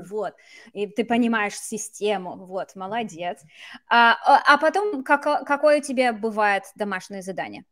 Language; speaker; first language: Russian; non-native, fluent; English